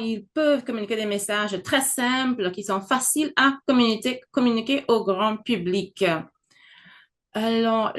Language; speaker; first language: French; non-native, fluent; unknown